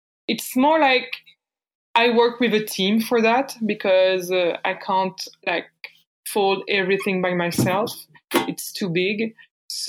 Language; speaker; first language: English; non-native, fluent; French